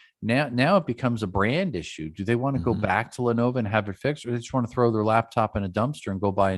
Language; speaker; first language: English; native; English